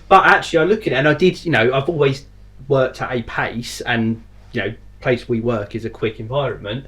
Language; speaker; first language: English; native; English